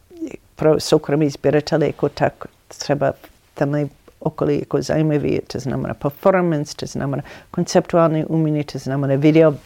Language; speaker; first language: Czech; non-native, fluent; English